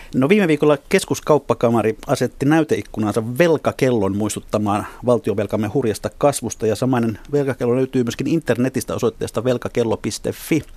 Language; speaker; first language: Finnish; native; Finnish